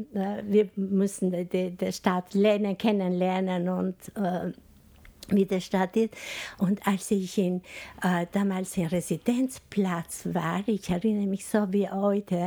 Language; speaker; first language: German; non-native, fluent; Albanian